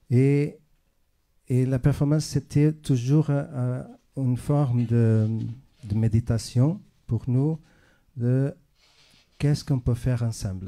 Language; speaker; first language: French; non-native, fluent; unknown